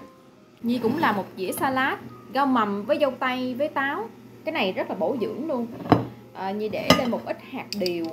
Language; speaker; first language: Vietnamese; native; Vietnamese